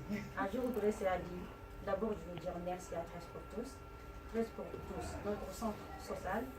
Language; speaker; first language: French; non-native, learner; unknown